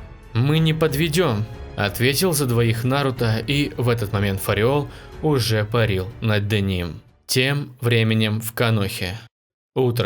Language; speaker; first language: Russian; native; Russian